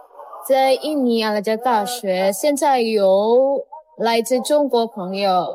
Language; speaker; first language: Chinese; non-native, fluent; Indonesian